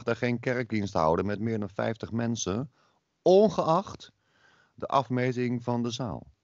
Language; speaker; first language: Dutch; native; Dutch